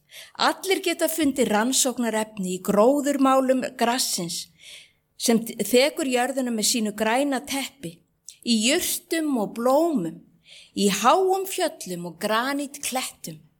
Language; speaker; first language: Icelandic; native; Icelandic